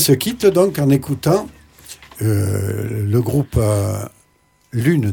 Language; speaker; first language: French; native; French